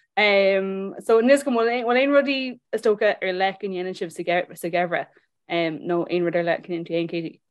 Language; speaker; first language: Irish; non-native, local second language; English